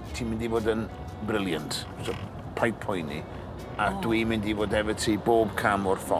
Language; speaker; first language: Welsh; native; Welsh